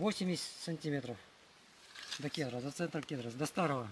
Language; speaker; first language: Russian; native; Russian